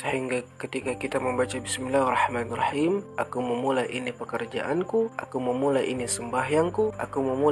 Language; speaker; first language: Malay; native; Malay